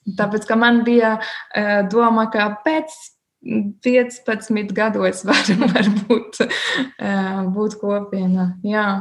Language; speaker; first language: Latvian; non-native, learner; German